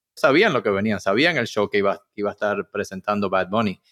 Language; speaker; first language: Spanish; early bilingual, heritage; Spanish